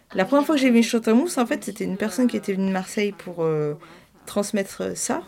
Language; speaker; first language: French; native; French